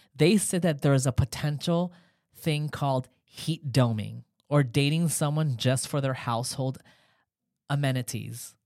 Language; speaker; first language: English; native; English